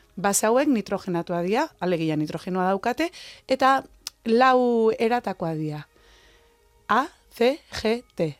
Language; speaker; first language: Basque; native; Basque